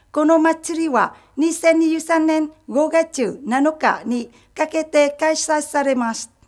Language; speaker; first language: Japanese; non-native, fluent; Vietnamese